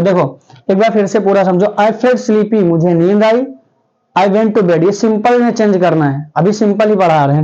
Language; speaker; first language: Hindi; native; Hindi